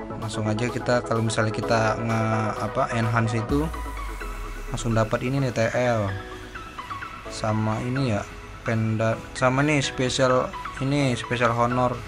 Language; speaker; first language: Indonesian; native; Indonesian